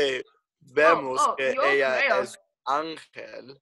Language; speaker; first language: Spanish; non-native, learner; English